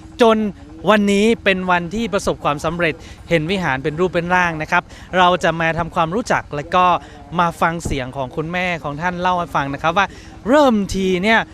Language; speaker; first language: Thai; native; Thai